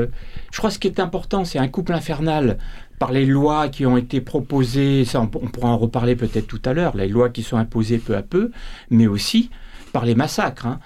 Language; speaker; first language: French; native; French